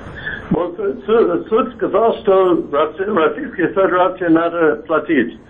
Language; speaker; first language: Russian; non-native, fluent; English